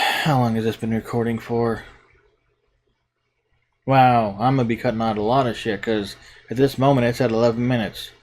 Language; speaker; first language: English; native; English